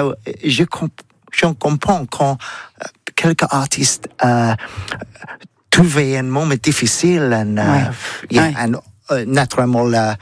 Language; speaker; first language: French; non-native, learner; English